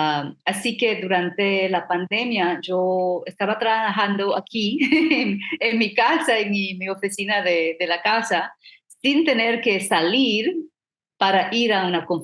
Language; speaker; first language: Spanish; non-native, fluent; English